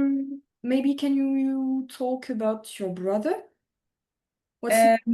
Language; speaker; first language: English; non-native, fluent; French